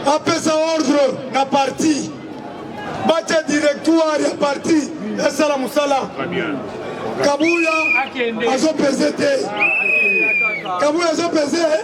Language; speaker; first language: Lingala; native; Lingala